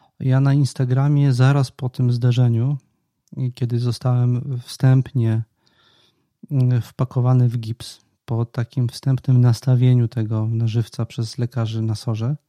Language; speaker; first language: Polish; native; Polish